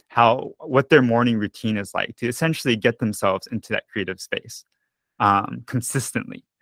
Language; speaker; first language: English; early bilingual, other home language; Japanese